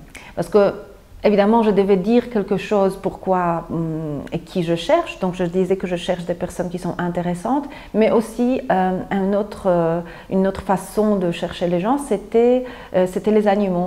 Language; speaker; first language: French; non-native, fluent; Polish